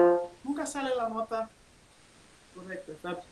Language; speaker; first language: Spanish; non-native, learner; Portuguese